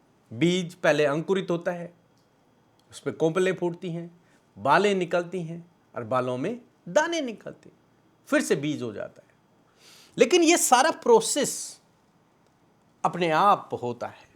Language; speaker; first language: Hindi; native; Hindi